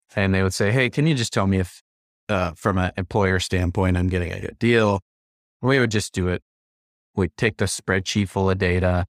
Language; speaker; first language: English; native; English